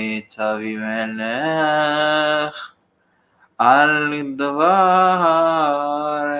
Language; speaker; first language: Hebrew; non-native, learner; English